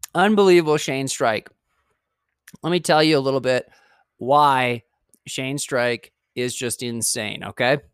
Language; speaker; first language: English; native; English